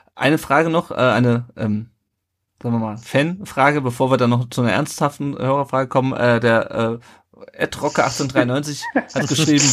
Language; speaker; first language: German; native; German